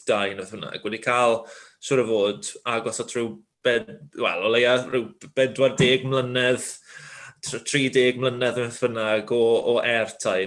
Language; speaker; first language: Welsh; native; Welsh